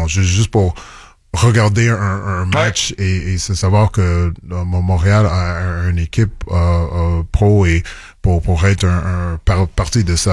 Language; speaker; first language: French; non-native, local second language; English